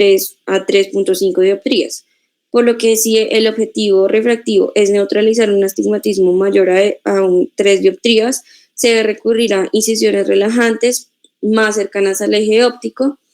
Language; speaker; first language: Spanish; native; Spanish